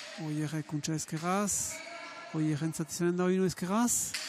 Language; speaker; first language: Basque; native; Basque